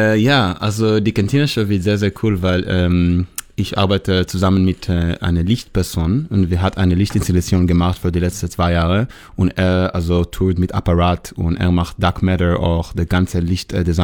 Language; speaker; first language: German; non-native, learner; Hebrew